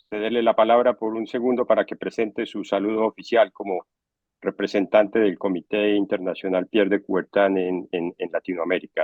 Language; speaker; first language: Spanish; native; Spanish